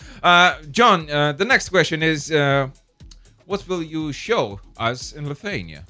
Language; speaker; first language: English; non-native, fluent; Lithuanian